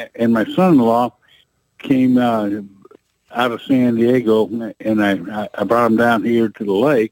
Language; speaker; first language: English; native; English